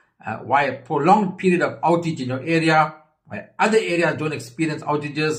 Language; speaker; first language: English; native; English